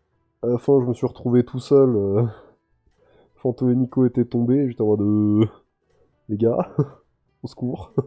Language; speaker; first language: French; native; French